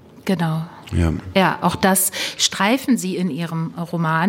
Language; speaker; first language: German; native; German